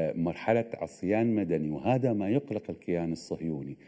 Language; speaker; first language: Arabic; native; Arabic